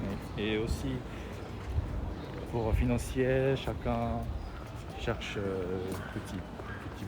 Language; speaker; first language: French; non-native, learner; Japanese